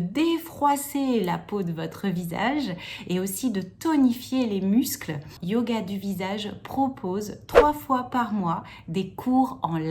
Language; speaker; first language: French; native; French